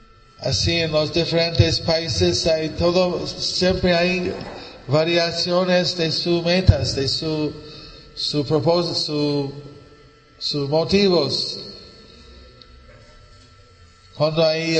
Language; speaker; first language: Spanish; non-native, learner; English